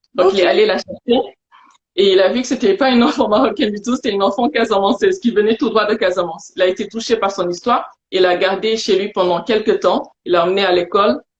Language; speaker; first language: French; non-native, local second language; Wolof